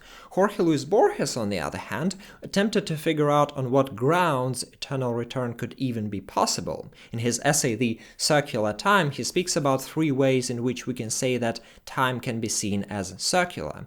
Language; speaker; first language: English; non-native, fluent; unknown